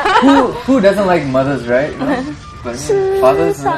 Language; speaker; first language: English; native; English